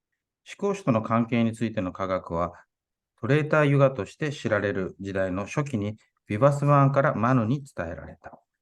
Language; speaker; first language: Japanese; native; Japanese